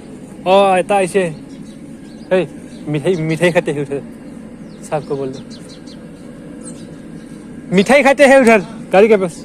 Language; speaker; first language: Hindi; non-native, local second language; Assamese